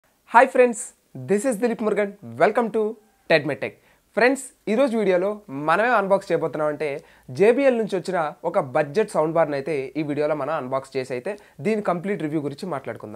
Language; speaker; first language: Telugu; native; Telugu